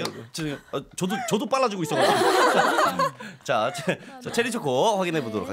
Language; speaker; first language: Korean; native; Korean